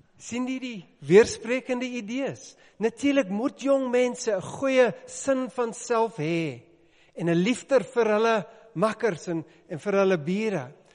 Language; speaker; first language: Afrikaans; non-native, local second language; English